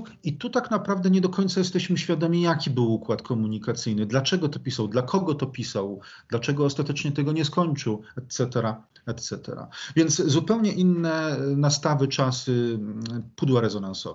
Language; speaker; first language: Polish; native; Polish